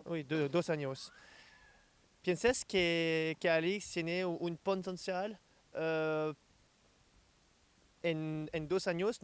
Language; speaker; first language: Spanish; non-native, learner; French